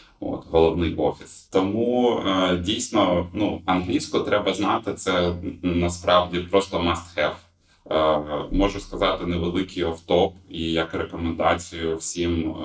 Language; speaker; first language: Ukrainian; non-native, local second language; Russian